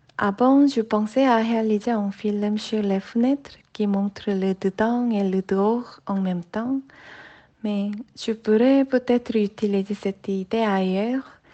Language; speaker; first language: French; non-native, fluent; Korean